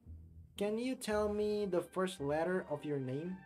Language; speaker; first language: English; non-native, fluent; Indonesian